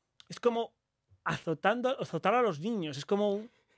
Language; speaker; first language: Spanish; native; Spanish